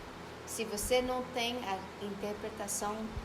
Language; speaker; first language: Portuguese; non-native, fluent; Spanish